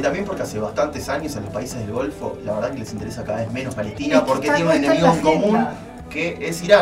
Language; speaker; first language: Spanish; native; Spanish